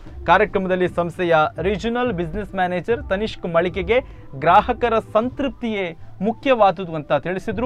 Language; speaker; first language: Kannada; native; Kannada